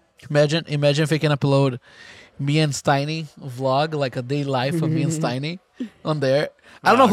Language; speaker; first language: English; non-native, fluent; Portuguese